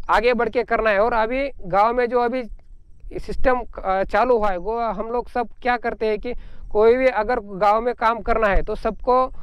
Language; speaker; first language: Hindi; non-native, local second language; Marathi